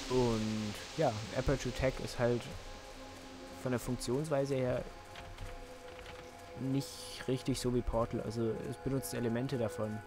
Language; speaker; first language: German; native; German